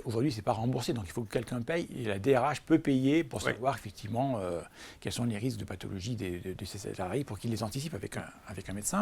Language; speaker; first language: French; native; French